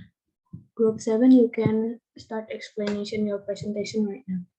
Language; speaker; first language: English; non-native, learner; Indonesian